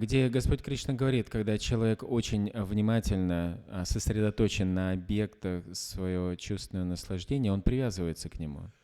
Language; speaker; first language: Russian; native; Russian